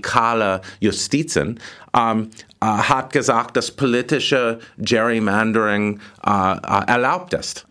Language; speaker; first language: German; non-native, fluent; English